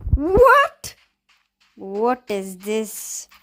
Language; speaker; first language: English; non-native, learner; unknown